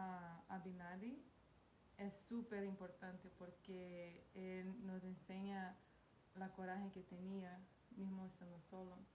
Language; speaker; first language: Spanish; non-native, fluent; Portuguese